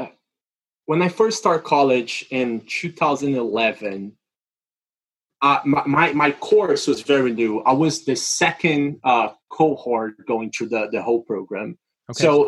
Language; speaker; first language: English; non-native, fluent; Portuguese